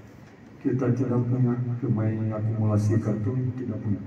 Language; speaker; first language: Indonesian; non-native, fluent; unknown